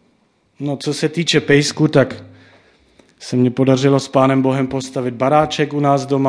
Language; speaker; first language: Czech; non-native, fluent; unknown